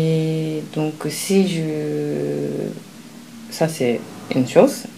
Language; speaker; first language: French; non-native, fluent; Japanese